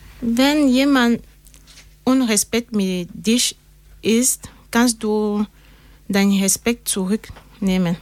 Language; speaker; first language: German; non-native, learner; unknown